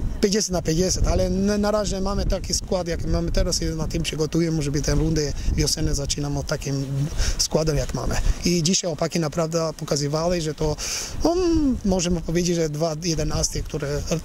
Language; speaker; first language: Polish; non-native, learner; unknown